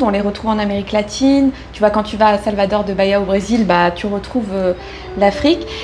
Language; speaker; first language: French; native; French